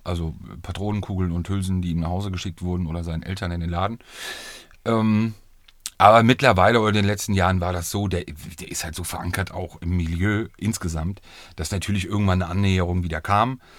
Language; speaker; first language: German; native; German